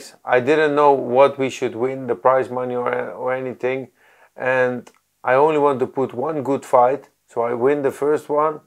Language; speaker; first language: English; non-native, learner; Dutch